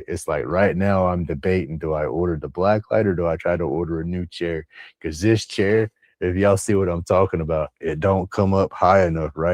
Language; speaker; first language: English; native; English